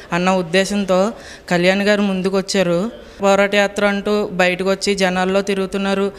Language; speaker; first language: Telugu; native; Telugu